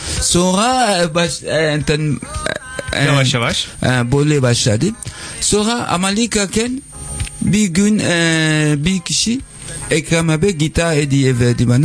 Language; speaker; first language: Turkish; non-native, learner; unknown